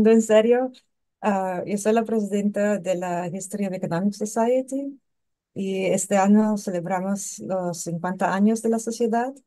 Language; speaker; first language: Spanish; non-native, learner; English